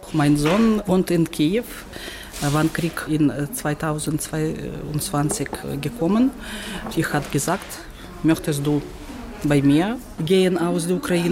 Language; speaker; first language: German; non-native, learner; Ukrainian